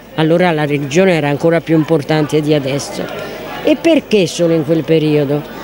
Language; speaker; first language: Italian; native; Italian